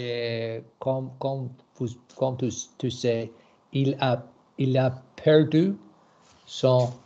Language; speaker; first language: French; non-native, learner; English